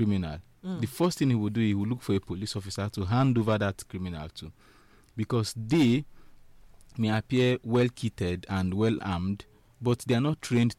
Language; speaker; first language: English; non-native, local second language; Igbo